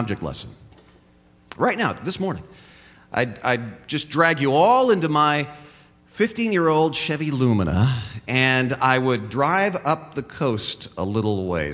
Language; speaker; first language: English; native; English